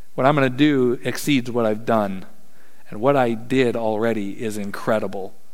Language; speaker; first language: English; native; English